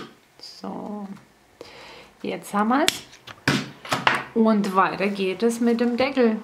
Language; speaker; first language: German; native; German